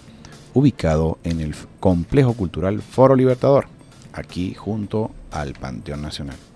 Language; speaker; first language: Spanish; native; Spanish